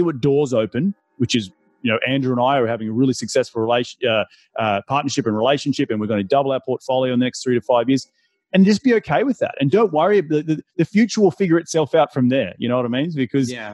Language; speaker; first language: English; native; English